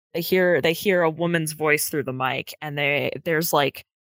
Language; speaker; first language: English; native; English